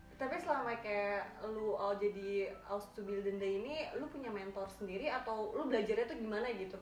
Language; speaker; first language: Indonesian; native; Indonesian